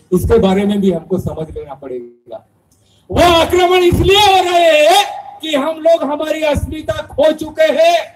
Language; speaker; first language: Hindi; non-native, local second language; Bhili